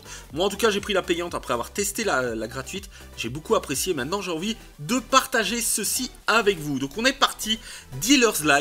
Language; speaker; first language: French; native; French